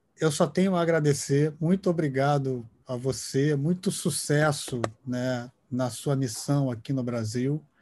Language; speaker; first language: Portuguese; native; Portuguese